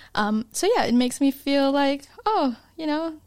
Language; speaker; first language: English; non-native, local second language; Malay